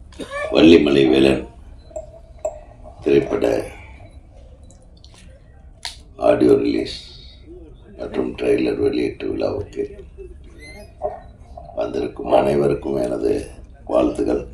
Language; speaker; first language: Tamil; native; Tamil